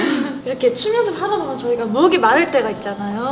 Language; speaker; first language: Korean; native; Korean